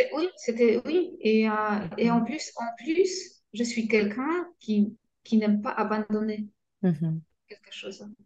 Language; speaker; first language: French; non-native, fluent; Polish